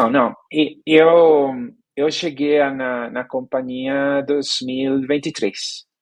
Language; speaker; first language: Portuguese; non-native, fluent; Spanish